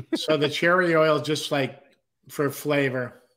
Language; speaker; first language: English; native; English